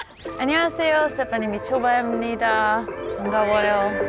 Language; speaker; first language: Korean; non-native, learner; German